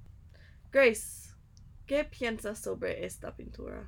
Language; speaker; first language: Spanish; non-native, learner; English